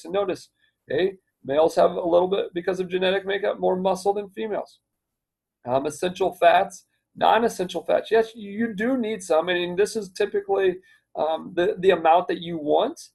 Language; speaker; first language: English; native; English